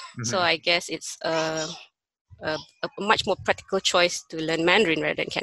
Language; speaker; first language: English; non-native, local second language; Malay